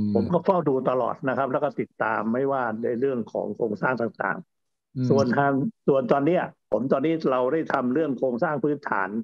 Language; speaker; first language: Thai; native; Thai